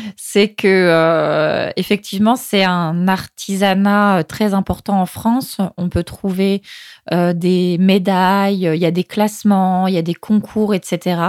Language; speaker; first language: French; native; French